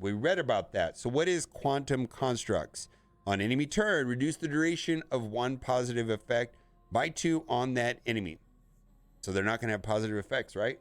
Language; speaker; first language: English; native; English